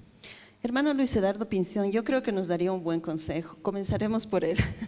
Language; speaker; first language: Spanish; native; Spanish